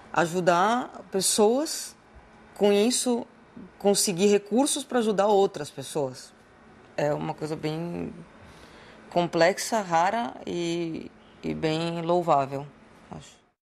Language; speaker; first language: Portuguese; early bilingual, other home language; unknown